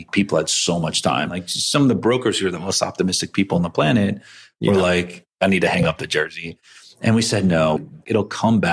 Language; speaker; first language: English; native; English